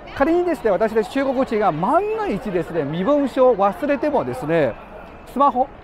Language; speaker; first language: Japanese; non-native, fluent; Chinese